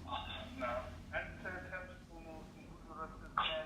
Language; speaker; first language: Arabic; non-native, learner; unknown